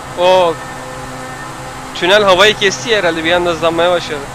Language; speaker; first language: Turkish; native; Turkish